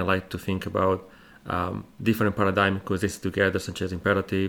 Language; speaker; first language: English; non-native, fluent; Italian